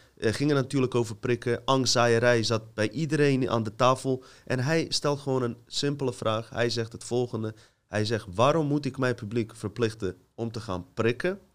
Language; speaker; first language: Dutch; native; Dutch